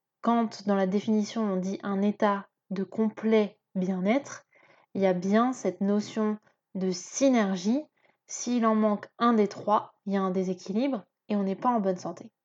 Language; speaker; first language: French; native; French